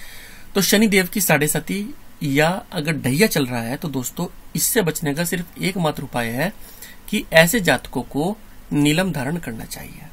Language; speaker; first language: Hindi; native; Hindi